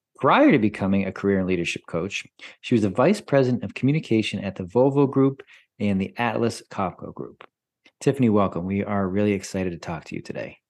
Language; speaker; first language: English; native; English